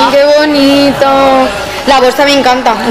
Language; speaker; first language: Spanish; native; Spanish